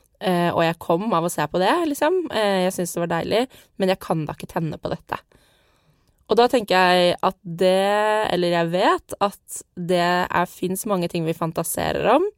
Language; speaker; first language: Norwegian; native; Norwegian